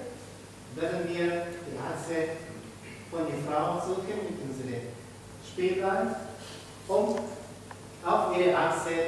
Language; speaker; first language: German; non-native, fluent; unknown